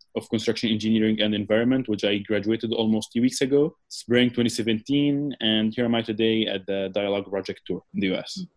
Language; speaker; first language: English; non-native, fluent; Arabic